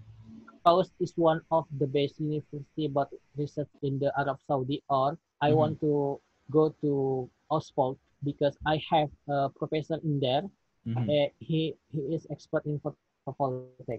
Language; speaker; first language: English; non-native, learner; Indonesian